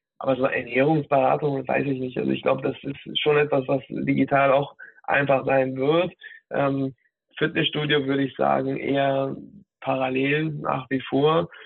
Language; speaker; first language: German; native; German